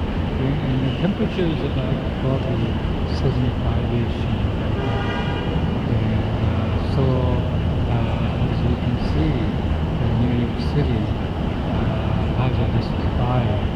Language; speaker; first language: English; non-native, fluent; Japanese